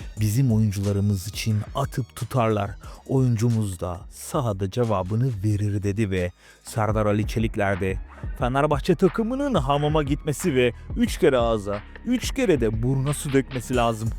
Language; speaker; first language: Turkish; native; Turkish